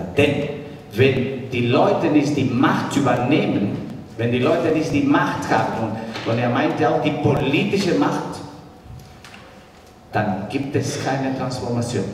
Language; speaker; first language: German; non-native, fluent; Spanish